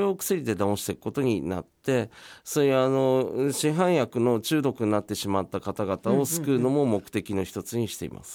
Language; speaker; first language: Japanese; native; Japanese